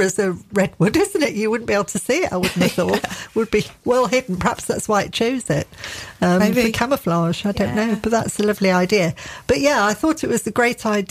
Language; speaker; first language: English; native; English